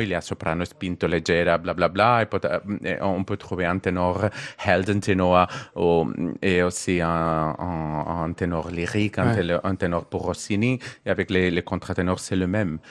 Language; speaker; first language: French; non-native, learner; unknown